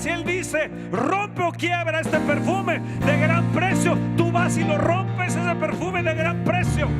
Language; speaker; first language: Spanish; native; Spanish